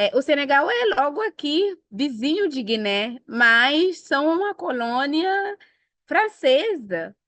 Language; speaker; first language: Portuguese; non-native, local second language; Upper Guinea Crioulo